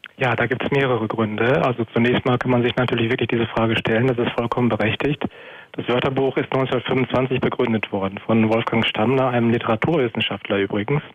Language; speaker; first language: German; native; German